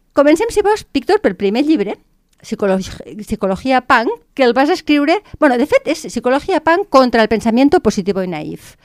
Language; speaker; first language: Catalan; native; Catalan